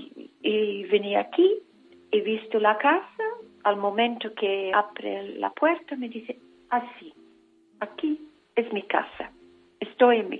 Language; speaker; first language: Spanish; non-native, fluent; English